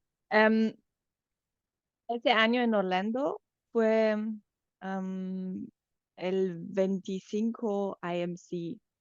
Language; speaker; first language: Spanish; non-native, fluent; Romanian